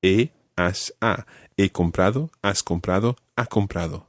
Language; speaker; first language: Spanish; non-native, fluent; English